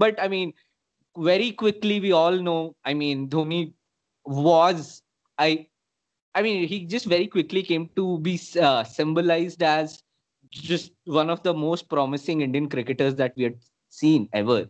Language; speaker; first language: English; non-native, local second language; Hindi